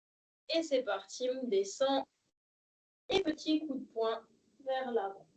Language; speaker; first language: French; native; French